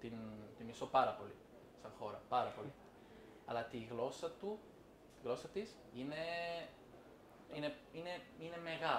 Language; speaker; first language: Greek; non-native, fluent; Italian